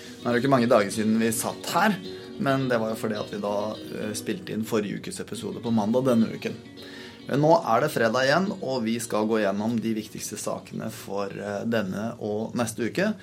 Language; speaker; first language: Norwegian; native; Norwegian